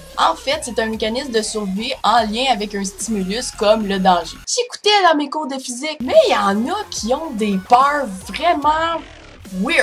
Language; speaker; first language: French; native; French